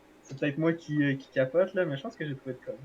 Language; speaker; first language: French; native; French